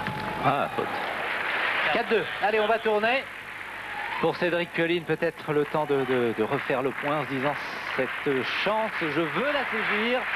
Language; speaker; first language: French; native; French